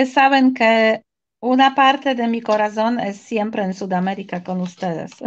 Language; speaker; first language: Spanish; non-native, fluent; Polish